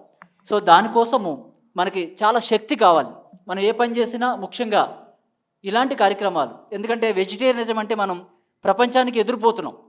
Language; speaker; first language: Telugu; native; Telugu